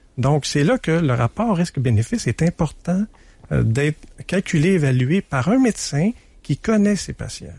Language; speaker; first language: French; native; French